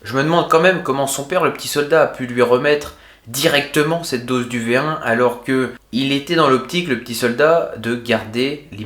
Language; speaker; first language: French; native; French